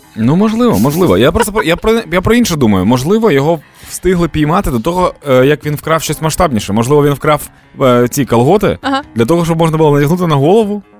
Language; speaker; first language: Ukrainian; non-native, local second language; Russian